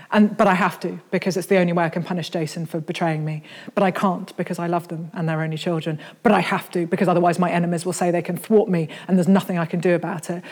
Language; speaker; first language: English; native; English